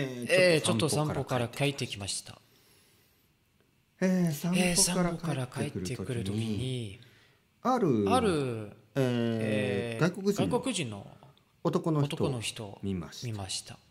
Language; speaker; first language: Japanese; non-native, learner; French